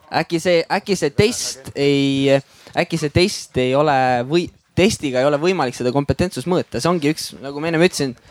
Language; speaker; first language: Estonian; native; Estonian